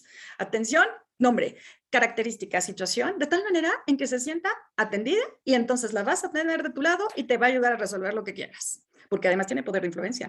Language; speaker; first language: Spanish; native; Spanish